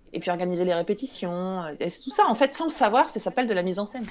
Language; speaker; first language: French; native; French